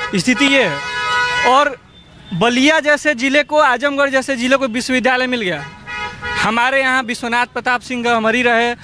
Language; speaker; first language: Hindi; native; Hindi